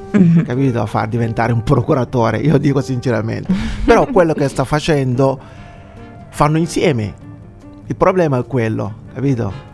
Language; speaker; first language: Italian; non-native, fluent; Wolof